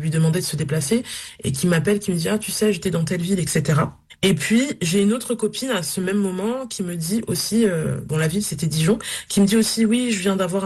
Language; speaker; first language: French; native; French